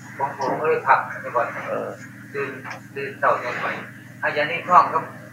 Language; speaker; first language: Thai; native; Thai